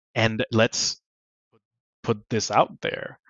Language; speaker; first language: English; non-native, fluent; Spanish